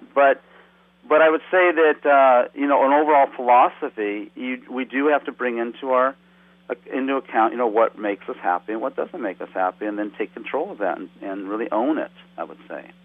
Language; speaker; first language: English; native; English